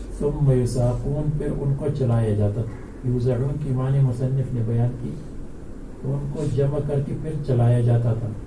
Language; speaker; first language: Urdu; non-native, local second language; Pashto